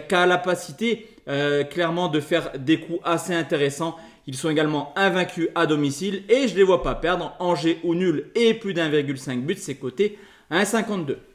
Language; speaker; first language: French; native; French